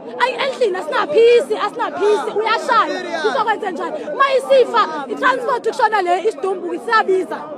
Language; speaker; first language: Zulu; non-native, local second language; Xhosa